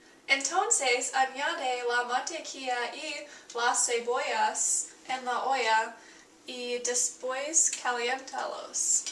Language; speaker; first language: Spanish; non-native, learner; English